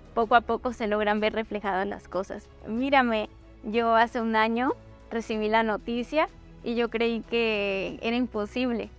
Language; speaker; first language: Spanish; native; Spanish